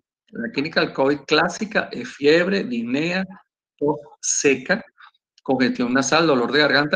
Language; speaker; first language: Spanish; native; Spanish